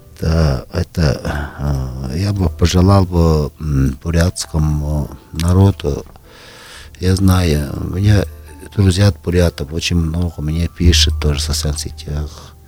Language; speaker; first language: Russian; non-native, local second language; Tuvinian